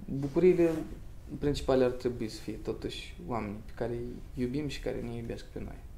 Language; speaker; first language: Romanian; native; Romanian